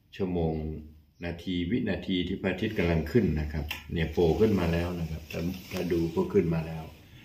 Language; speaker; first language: Thai; native; Thai